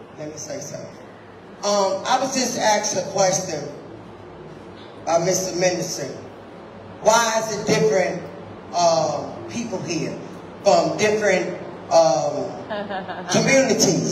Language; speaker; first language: English; native; English